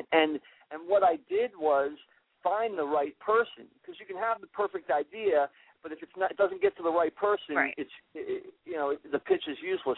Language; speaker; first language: English; native; English